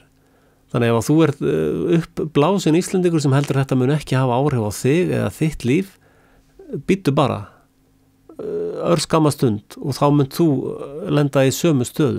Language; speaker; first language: Icelandic; native; Icelandic